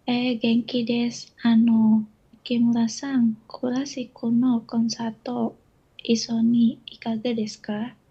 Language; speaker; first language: Japanese; non-native, learner; Indonesian